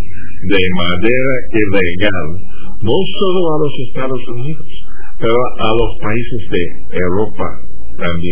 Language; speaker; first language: Spanish; non-native, fluent; English